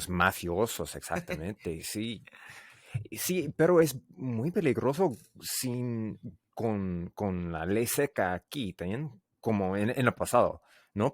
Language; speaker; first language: Spanish; non-native, learner; English